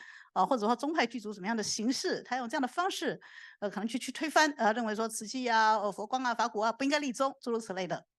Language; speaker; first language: Chinese; native; Chinese